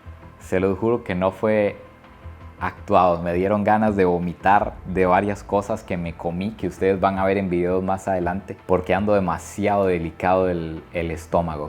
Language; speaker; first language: Spanish; native; Spanish